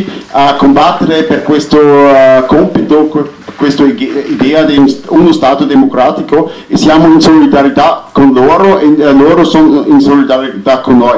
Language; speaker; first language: Italian; non-native, fluent; Arabic